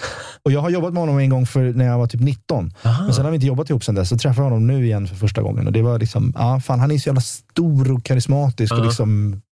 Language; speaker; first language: Swedish; native; Swedish